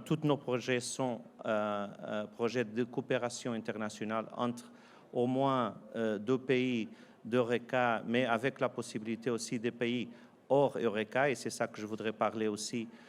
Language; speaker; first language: French; non-native, fluent; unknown